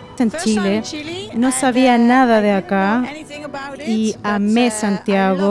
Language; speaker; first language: Spanish; non-native, fluent; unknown